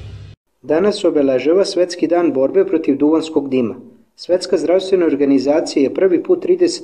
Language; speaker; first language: Serbian; native; Serbian